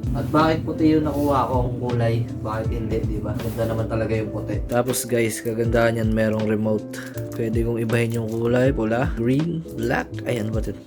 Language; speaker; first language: Filipino; native; Filipino